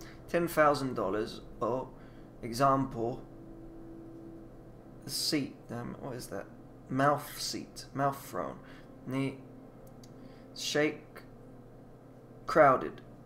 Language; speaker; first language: English; native; English